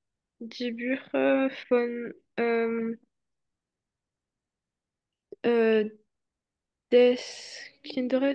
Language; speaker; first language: German; non-native, learner; French